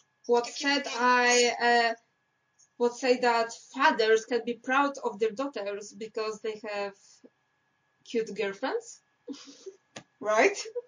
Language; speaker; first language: English; non-native, learner; Polish